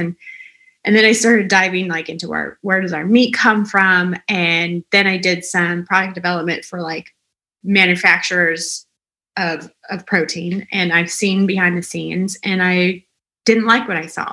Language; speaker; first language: English; native; English